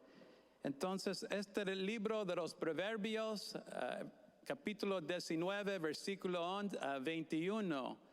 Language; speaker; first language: Spanish; non-native, fluent; English